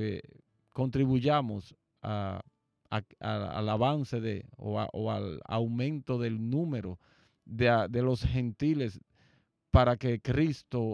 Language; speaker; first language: Spanish; native; Spanish